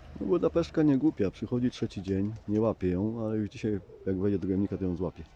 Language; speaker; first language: Polish; native; Polish